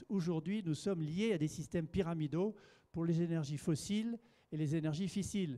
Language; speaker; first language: French; native; French